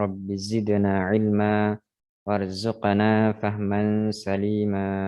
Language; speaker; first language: Arabic; non-native, fluent; Indonesian